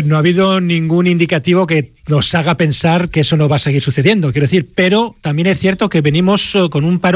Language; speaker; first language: Spanish; native; Spanish